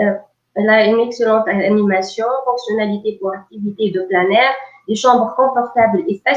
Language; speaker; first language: French; non-native, local second language; Arabic